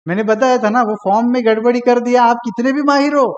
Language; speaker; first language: Hindi; non-native, local second language; Marathi